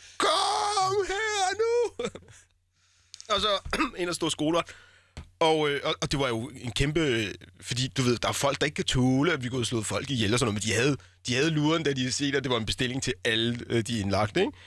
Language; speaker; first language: Danish; early bilingual, other home language; Arabic